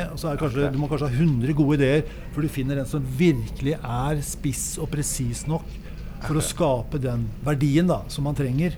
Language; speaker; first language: Norwegian; native; Norwegian